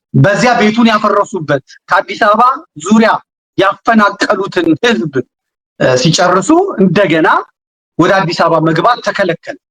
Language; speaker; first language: Amharic; native; Amharic